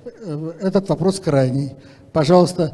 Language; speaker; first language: Russian; native; Russian